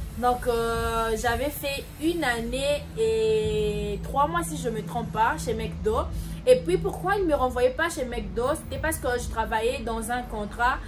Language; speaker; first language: French; non-native, local second language; Lingala